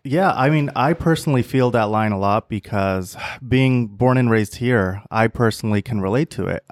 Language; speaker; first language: English; native; English